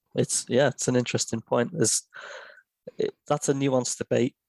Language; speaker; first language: English; native; English